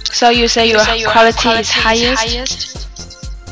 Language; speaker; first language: English; non-native, learner; Chinese